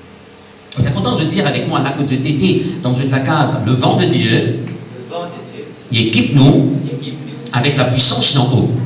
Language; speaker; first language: French; non-native, local second language; Morisyen